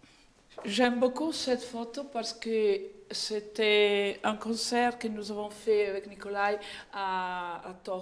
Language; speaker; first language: French; non-native, fluent; Italian